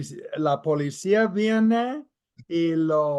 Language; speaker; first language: Spanish; non-native, fluent; English